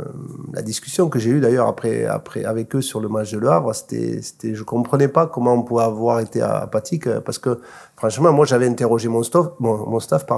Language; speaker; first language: French; native; French